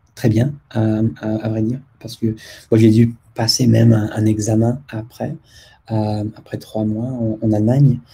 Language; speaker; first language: French; non-native, fluent; English